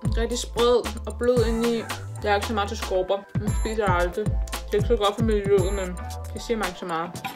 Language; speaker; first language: Danish; native; Danish